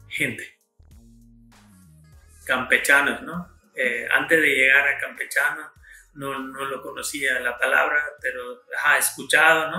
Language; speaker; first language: Spanish; non-native, fluent; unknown